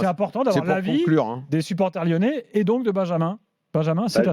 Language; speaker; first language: French; native; French